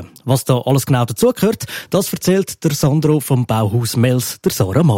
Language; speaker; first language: German; native; German